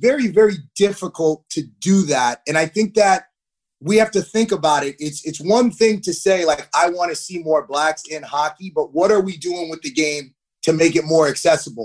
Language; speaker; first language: English; native; English